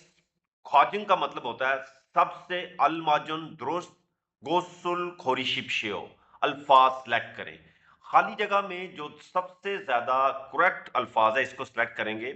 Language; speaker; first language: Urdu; non-native, local second language; Punjabi